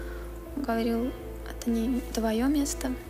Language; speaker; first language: Russian; non-native, fluent; Armenian